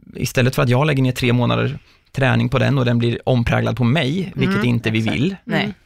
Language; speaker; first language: Swedish; native; Swedish